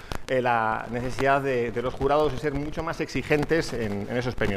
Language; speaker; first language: Spanish; native; Spanish